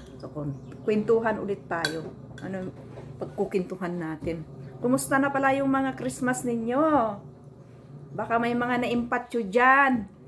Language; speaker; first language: Filipino; native; Filipino